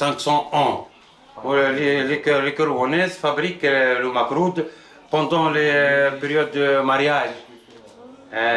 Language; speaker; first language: French; non-native, local second language; Arabic